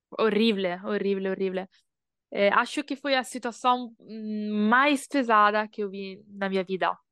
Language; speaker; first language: Portuguese; non-native, learner; Italian